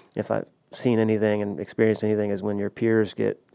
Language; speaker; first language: English; native; English